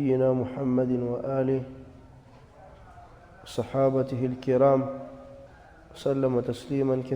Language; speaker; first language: Arabic; non-native, fluent; Swahili